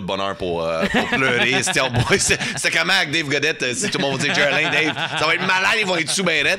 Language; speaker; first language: French; non-native, fluent; English